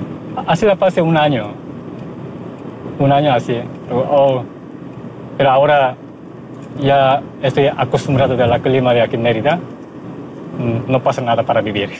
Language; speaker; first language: Spanish; non-native, learner; Korean